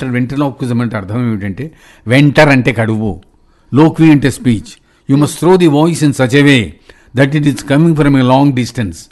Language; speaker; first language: Telugu; native; Telugu